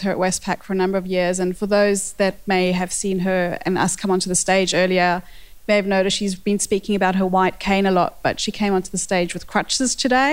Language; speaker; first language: English; native; English